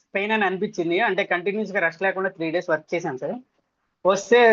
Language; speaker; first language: Telugu; native; Telugu